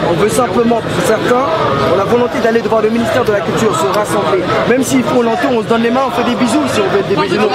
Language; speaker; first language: French; native; French